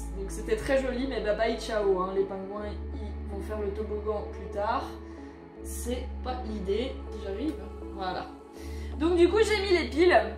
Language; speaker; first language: French; native; French